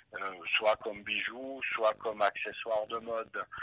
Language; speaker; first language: French; native; French